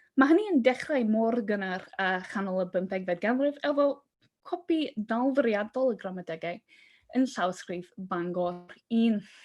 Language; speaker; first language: Welsh; non-native, fluent; English